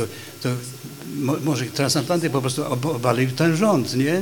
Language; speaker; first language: Polish; non-native, fluent; Swedish